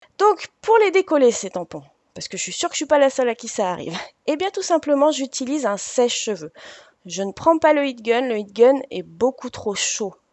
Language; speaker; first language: French; native; French